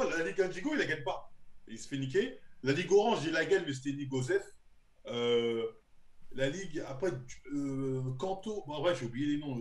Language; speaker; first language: French; native; French